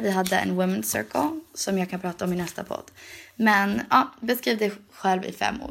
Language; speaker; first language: Swedish; early bilingual, heritage; Swedish